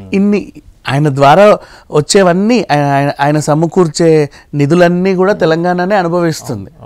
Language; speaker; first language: Telugu; native; Telugu